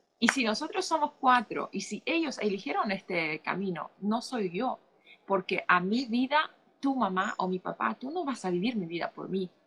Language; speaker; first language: Spanish; non-native, fluent; Polish